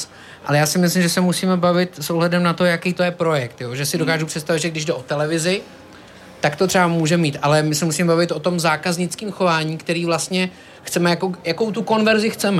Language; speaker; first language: Czech; native; Czech